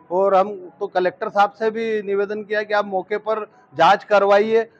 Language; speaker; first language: Hindi; native; Hindi